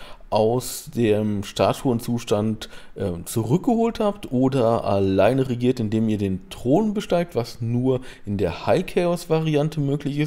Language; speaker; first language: German; native; German